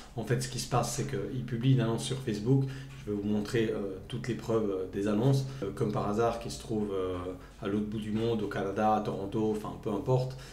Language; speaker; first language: French; native; French